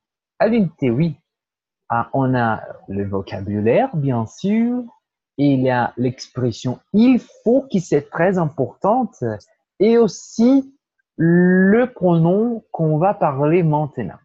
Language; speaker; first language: French; non-native, fluent; Portuguese